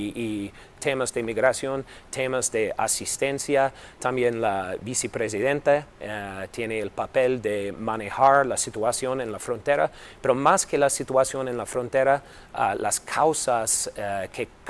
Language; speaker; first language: Spanish; non-native, fluent; English